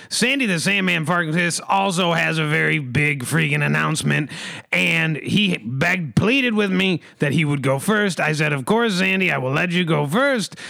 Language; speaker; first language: English; native; English